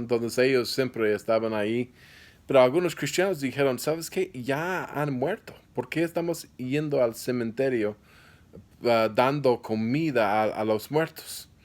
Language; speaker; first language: Spanish; non-native, fluent; English